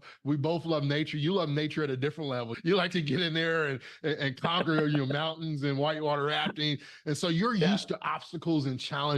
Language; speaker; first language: English; native; English